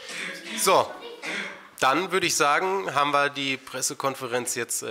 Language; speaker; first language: German; native; German